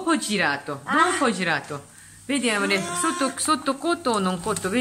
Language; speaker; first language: Italian; non-native, learner; Korean